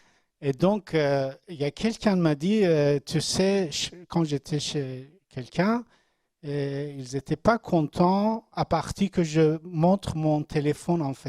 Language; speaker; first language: French; non-native, learner; Persian